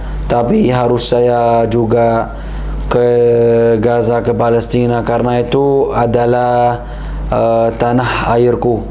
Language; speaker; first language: Indonesian; non-native, learner; Arabic